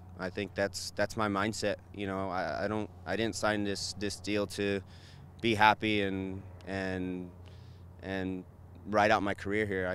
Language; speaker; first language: English; early bilingual, other home language; Spanish